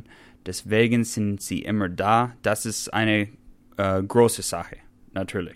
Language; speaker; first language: German; non-native, fluent; English